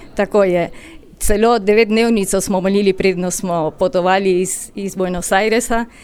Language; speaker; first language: Slovenian; early bilingual, heritage; Slovenian